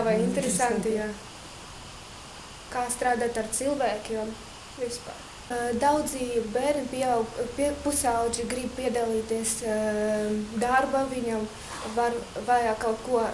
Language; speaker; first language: Latvian; non-native, local second language; Russian